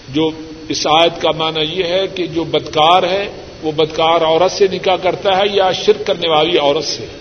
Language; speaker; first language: Urdu; non-native, local second language; Punjabi